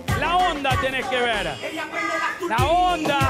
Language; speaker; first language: Spanish; native; Spanish